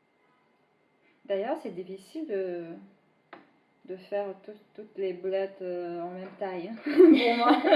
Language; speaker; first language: French; non-native, fluent; Chinese